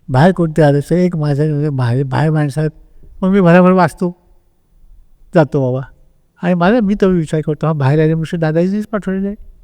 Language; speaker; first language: Marathi; native; Marathi